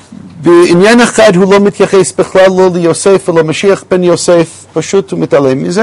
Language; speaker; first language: Hebrew; non-native, fluent; English